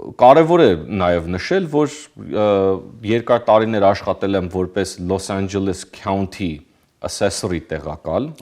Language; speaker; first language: Armenian; early bilingual, heritage; Armenian